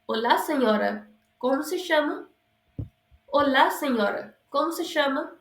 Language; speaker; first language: Portuguese; non-native, fluent; Hindi